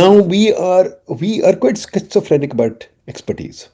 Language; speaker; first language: English; non-native, local second language; Urdu